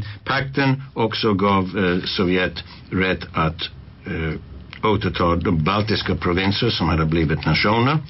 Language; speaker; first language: Swedish; non-native, fluent; English